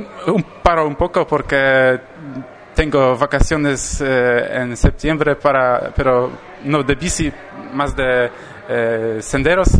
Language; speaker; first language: Spanish; non-native, learner; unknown